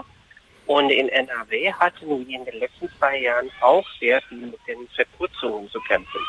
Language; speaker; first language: German; non-native, fluent; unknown